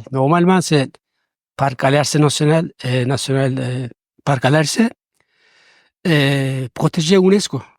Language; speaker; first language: French; non-native, learner; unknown